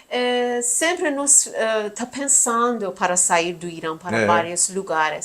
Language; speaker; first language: Portuguese; non-native, learner; Persian